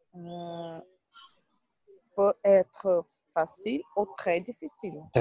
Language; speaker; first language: French; non-native, learner; Portuguese